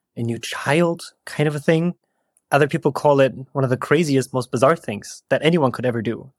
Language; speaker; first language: English; non-native, fluent; German